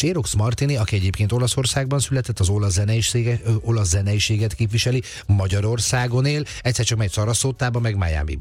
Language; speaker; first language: Hungarian; native; Hungarian